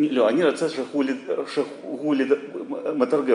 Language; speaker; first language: Hebrew; non-native, learner; Russian